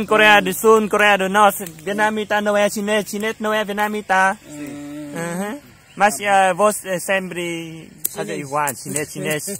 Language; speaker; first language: Portuguese; non-native, learner; Vietnamese